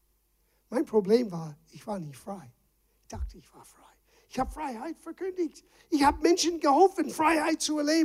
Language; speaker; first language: German; non-native, fluent; English